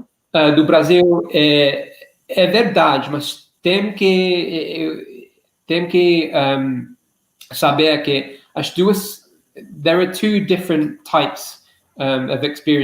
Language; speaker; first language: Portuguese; non-native, learner; English